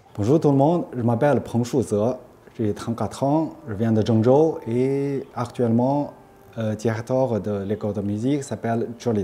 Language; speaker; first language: French; non-native, fluent; Chinese